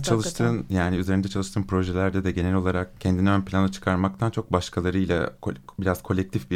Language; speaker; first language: Turkish; native; Turkish